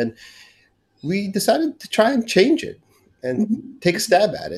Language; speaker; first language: English; non-native, local second language; Korean